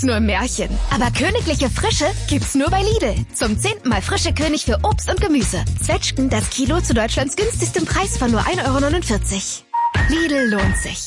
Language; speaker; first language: German; native; German